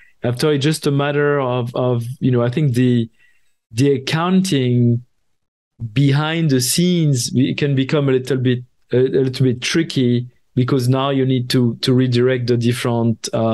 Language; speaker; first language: English; non-native, fluent; French